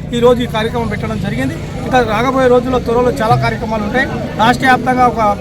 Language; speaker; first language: Telugu; non-native, local second language; Lambadi